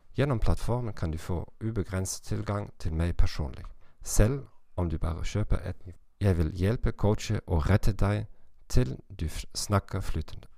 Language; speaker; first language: Norwegian; non-native, learner; German